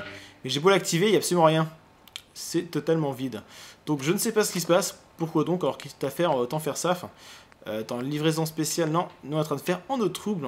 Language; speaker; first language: French; native; French